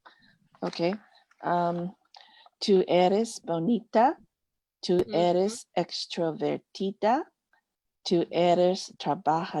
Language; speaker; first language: Spanish; non-native, learner; English